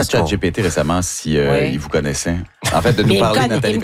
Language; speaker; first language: French; native; French